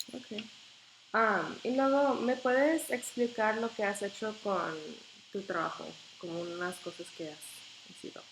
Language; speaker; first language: Spanish; non-native, learner; English